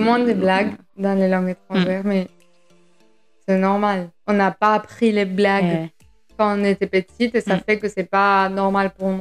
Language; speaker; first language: French; non-native, fluent; Spanish